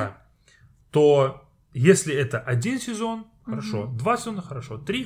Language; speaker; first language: Russian; non-native, fluent; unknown